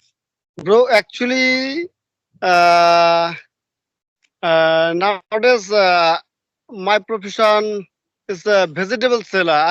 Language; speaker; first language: English; non-native, learner; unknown